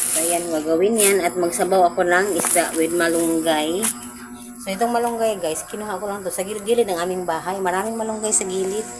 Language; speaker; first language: Filipino; non-native, local second language; Cebuano